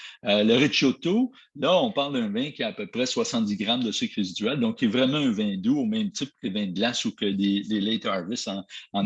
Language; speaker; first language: French; native; French